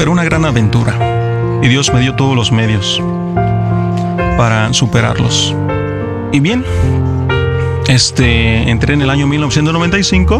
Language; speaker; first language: Spanish; native; Spanish